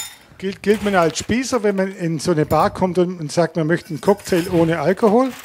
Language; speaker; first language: German; native; German